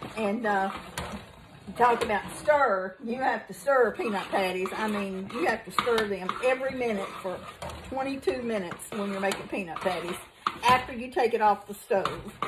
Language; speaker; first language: English; native; English